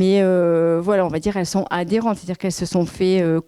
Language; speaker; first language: French; native; French